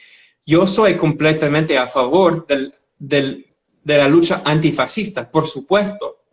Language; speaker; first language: Spanish; non-native, fluent; English